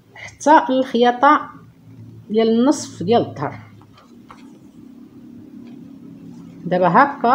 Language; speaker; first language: Arabic; native; Arabic